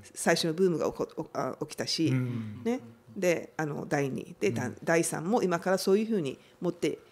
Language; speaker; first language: Japanese; native; Japanese